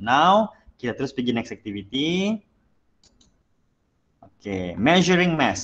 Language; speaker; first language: English; non-native, local second language; Malay